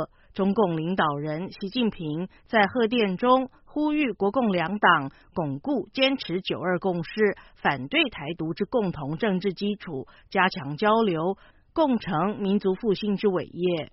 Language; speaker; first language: Chinese; native; Chinese